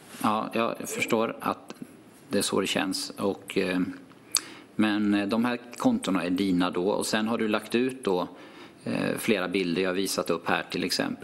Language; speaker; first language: Swedish; native; Swedish